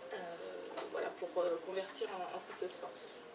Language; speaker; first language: French; native; French